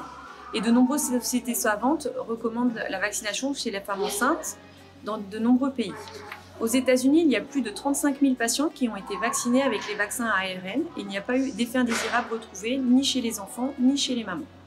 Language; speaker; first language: French; native; French